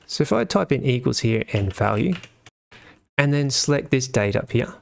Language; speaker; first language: English; native; English